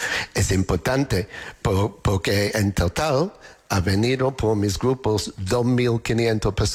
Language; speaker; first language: Spanish; non-native, learner; English